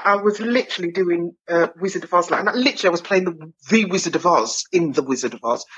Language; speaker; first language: English; native; English